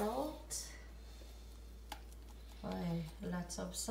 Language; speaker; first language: English; non-native, local second language; Filipino